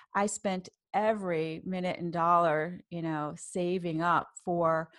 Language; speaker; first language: English; native; English